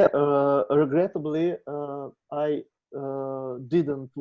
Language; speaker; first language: English; non-native, learner; Russian